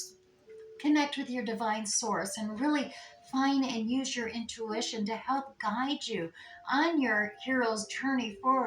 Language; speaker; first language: English; native; English